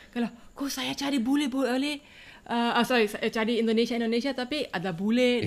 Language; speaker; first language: Indonesian; non-native, fluent; German